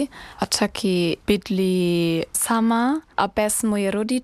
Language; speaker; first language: Czech; non-native, learner; German